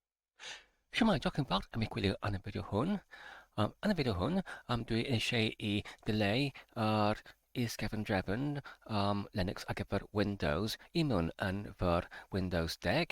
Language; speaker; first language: Welsh; non-native, learner; English